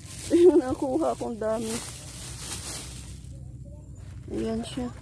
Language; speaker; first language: Filipino; non-native, local second language; Aklanon